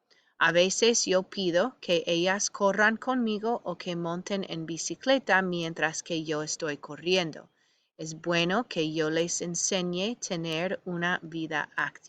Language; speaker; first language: Spanish; non-native, fluent; English